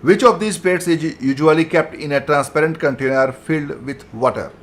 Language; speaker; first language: English; non-native, local second language; Hindi